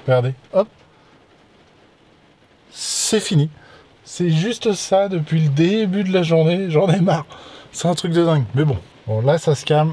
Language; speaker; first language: French; native; French